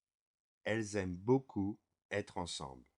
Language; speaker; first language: French; non-native, fluent; English